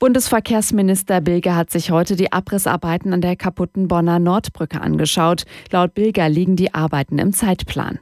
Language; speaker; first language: German; native; German